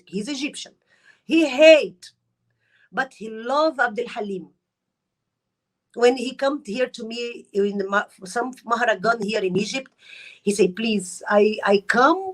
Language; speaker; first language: English; non-native, learner; Arabic